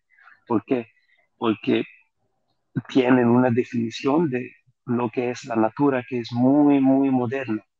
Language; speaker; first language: Spanish; non-native, fluent; Greek